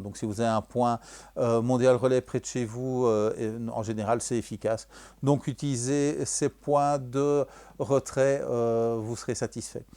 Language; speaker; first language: French; native; French